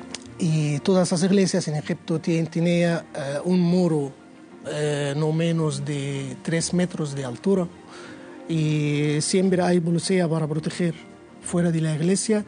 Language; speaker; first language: Spanish; non-native, learner; Arabic